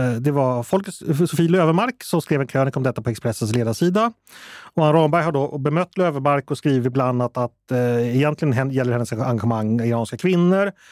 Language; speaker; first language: Swedish; native; Swedish